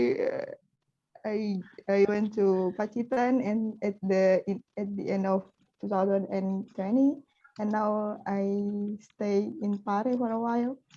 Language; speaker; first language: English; non-native, learner; Indonesian